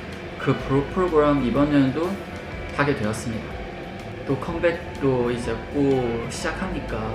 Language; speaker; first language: Korean; non-native, fluent; Chinese